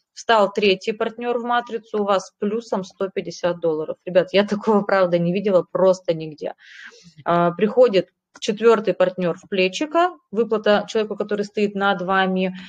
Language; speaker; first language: Russian; native; Russian